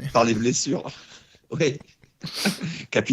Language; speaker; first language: French; native; French